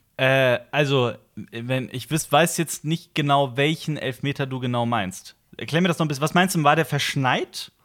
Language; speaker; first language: German; native; German